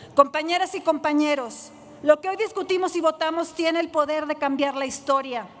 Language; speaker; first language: Spanish; native; Spanish